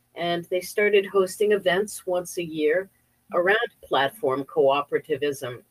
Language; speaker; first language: English; native; English